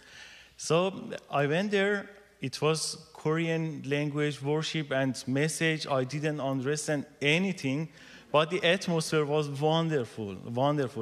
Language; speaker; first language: English; non-native, learner; Persian